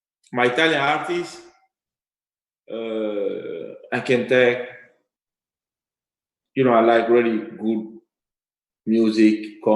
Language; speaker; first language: English; non-native, learner; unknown